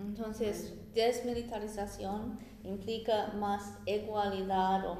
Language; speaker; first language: Spanish; non-native, fluent; English